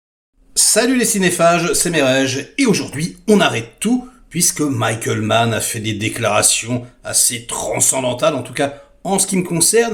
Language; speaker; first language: French; native; French